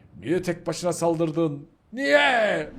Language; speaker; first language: Turkish; native; Turkish